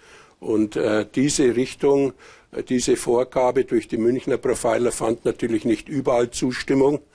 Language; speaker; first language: German; native; German